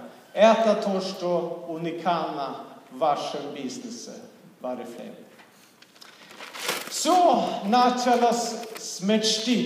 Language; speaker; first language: Russian; non-native, fluent; Swedish